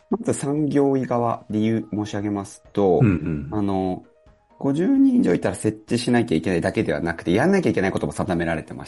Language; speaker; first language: Japanese; native; Japanese